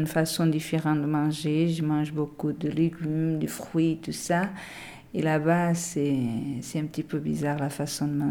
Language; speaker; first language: French; non-native, learner; Portuguese